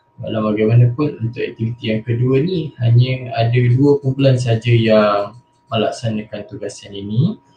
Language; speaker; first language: Malay; native; Malay